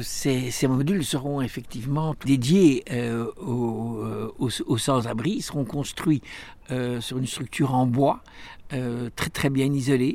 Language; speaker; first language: French; native; French